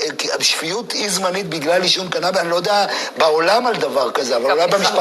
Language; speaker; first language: Hebrew; native; Hebrew